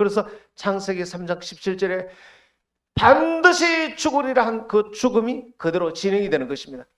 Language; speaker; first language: Korean; native; Korean